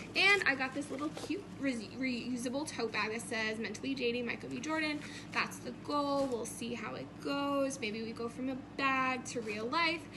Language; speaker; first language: English; native; English